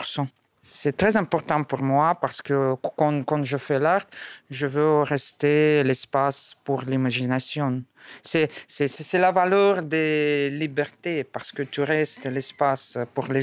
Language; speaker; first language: French; non-native, learner; Russian